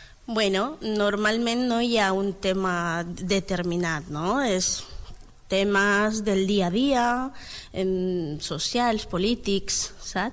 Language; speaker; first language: Catalan; non-native, learner; Spanish